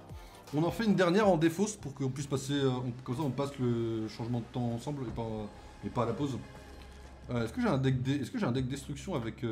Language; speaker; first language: French; native; French